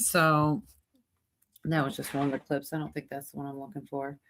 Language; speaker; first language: English; native; English